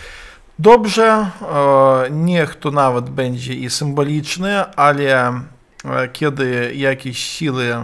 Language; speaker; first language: Polish; non-native, learner; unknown